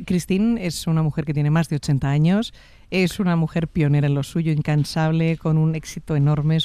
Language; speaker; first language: Spanish; native; Spanish